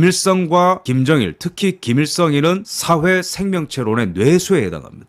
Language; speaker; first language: Korean; native; Korean